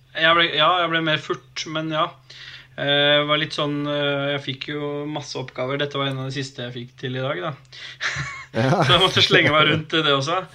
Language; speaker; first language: Norwegian; native; Norwegian